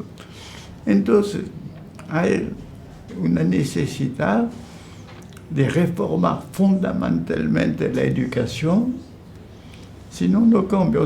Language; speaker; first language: Spanish; non-native, fluent; French